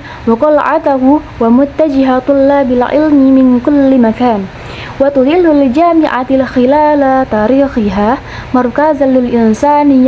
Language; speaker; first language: Arabic; non-native, learner; Indonesian